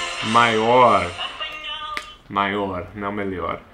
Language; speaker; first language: Portuguese; non-native, fluent; English